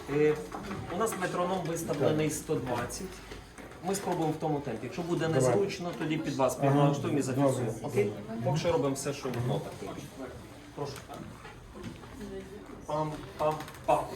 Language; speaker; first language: Ukrainian; native; Ukrainian